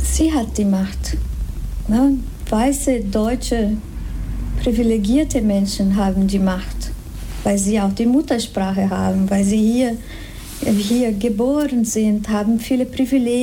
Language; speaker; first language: German; non-native, fluent; Spanish